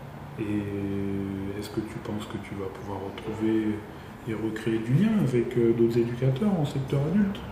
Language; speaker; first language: French; native; French